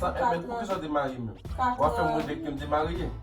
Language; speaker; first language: French; non-native, local second language; Haitian Creole